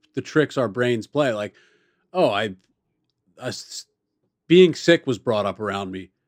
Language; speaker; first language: English; native; English